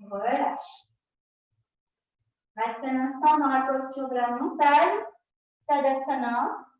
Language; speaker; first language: French; native; French